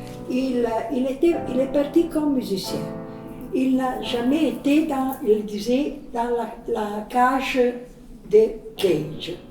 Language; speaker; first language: French; non-native, fluent; Italian